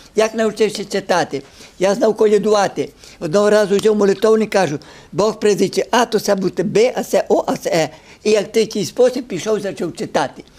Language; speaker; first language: Ukrainian; early bilingual, heritage; Ukrainian